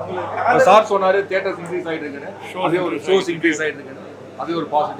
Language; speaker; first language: Tamil; native; Tamil